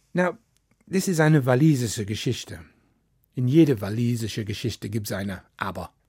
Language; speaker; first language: German; non-native, fluent; English